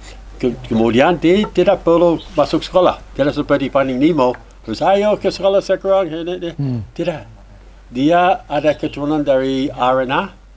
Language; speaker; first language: Indonesian; non-native, learner; English